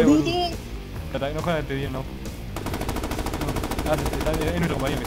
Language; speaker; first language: Spanish; native; Spanish